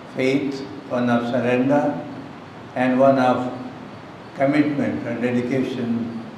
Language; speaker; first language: English; non-native, local second language; Telugu